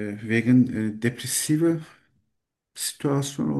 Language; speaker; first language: German; non-native, learner; Turkish